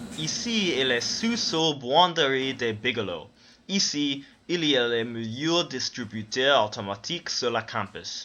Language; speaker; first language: French; non-native, learner; English